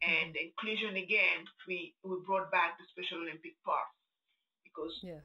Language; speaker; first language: English; non-native, fluent; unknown